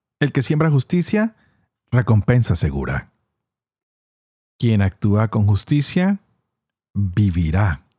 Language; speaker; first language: Spanish; native; Spanish